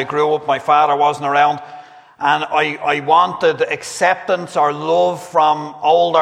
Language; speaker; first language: English; native; English